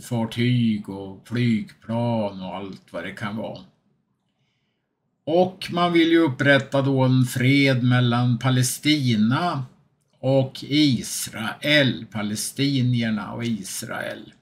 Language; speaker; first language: Swedish; native; Swedish